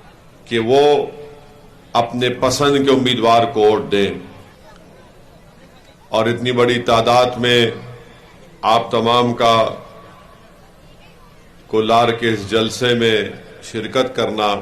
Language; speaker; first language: Urdu; native; Urdu